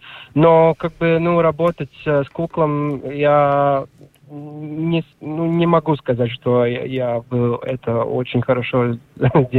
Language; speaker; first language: Russian; non-native, local second language; Latvian